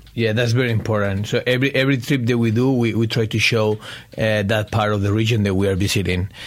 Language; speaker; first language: English; non-native, fluent; Spanish